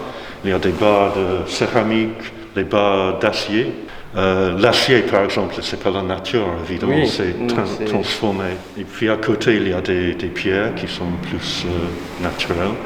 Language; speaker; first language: French; non-native, fluent; English